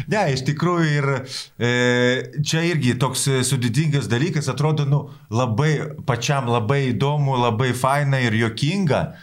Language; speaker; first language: Lithuanian; non-native, local second language; Polish